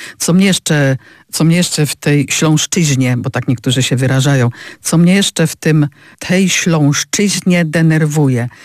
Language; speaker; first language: Polish; native; Polish